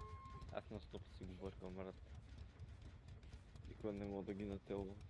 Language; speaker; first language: Bulgarian; native; Bulgarian